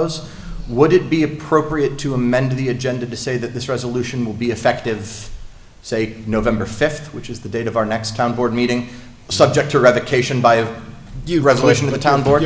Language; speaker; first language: English; native; English